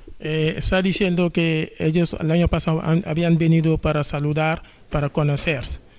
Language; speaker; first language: Spanish; non-native, fluent; Wolof